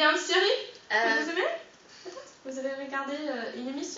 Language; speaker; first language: French; non-native, fluent; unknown